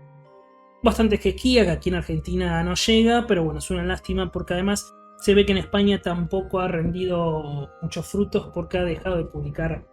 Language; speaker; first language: Spanish; native; Spanish